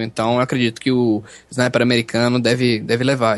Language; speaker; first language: Portuguese; native; Portuguese